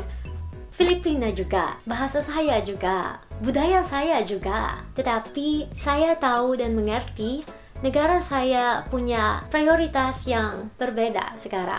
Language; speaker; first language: Indonesian; non-native, learner; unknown